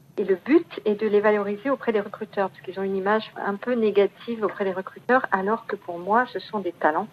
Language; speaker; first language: French; native; French